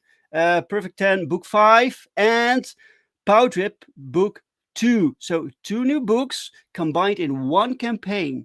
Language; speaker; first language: English; non-native, fluent; Dutch